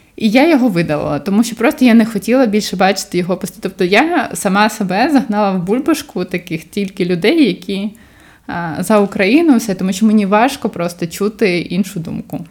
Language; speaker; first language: Ukrainian; non-native, local second language; Russian